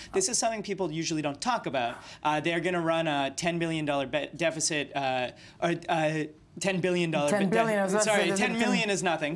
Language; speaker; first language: English; native; English